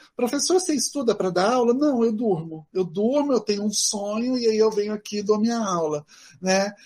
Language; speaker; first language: Portuguese; native; Portuguese